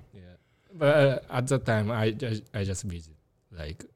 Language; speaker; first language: English; non-native, learner; Japanese